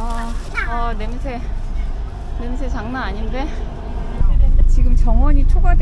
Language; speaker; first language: English; non-native, learner; Korean